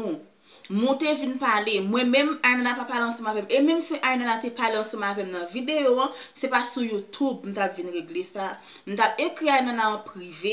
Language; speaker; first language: French; non-native, local second language; Haitian Creole